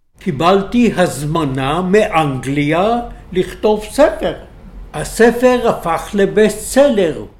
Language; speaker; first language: Hebrew; native; Hebrew